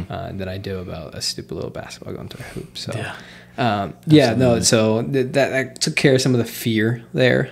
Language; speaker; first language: English; native; English